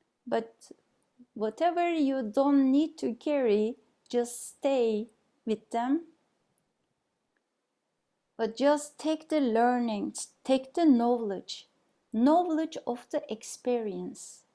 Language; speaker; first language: English; non-native, fluent; Turkish